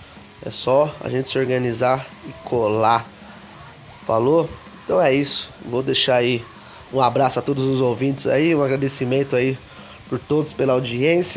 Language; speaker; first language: Portuguese; native; Portuguese